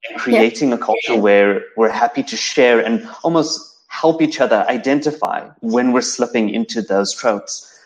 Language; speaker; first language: English; native; English